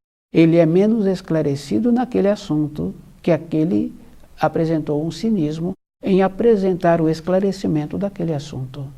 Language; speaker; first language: Portuguese; native; Portuguese